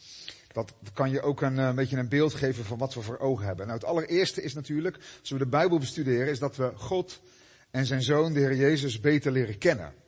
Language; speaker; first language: Dutch; native; Dutch